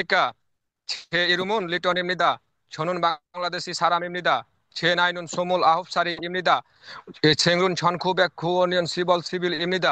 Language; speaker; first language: Korean; non-native, learner; Bangla